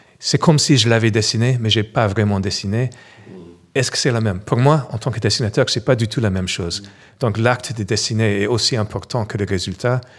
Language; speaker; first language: French; non-native, fluent; English